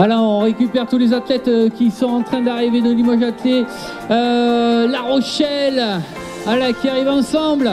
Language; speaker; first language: French; native; French